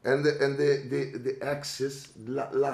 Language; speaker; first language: English; non-native, learner; Italian